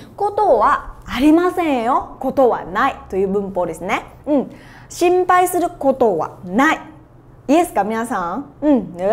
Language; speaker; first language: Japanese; non-native, fluent; Vietnamese